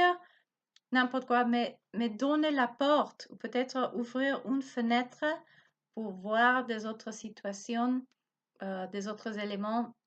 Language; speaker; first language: French; non-native, learner; Spanish